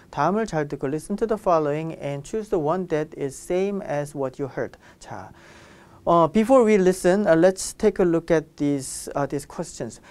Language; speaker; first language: English; non-native, fluent; Korean